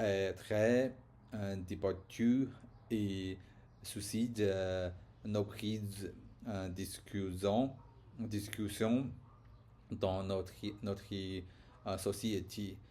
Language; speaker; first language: French; non-native, learner; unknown